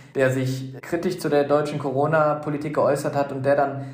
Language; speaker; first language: German; native; German